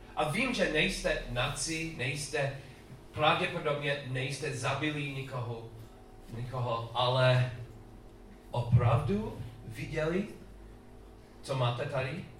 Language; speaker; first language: Czech; non-native, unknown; English